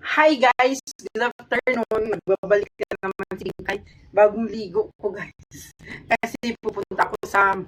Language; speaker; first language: Filipino; native; Filipino